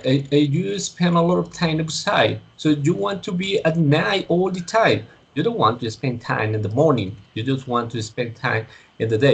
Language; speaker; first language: English; non-native, learner; Spanish